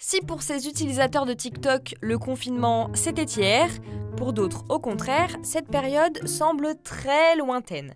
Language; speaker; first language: French; native; French